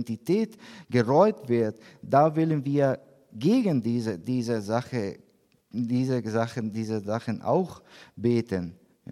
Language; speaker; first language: German; non-native, learner; Spanish